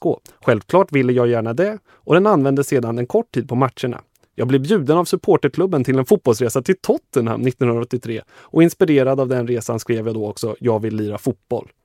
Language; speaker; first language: Swedish; native; Swedish